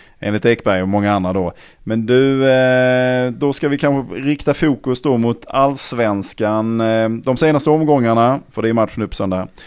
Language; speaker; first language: Swedish; native; Swedish